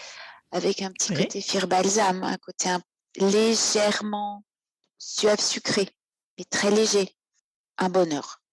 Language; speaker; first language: French; native; French